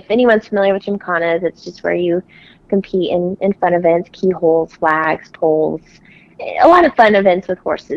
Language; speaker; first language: English; native; English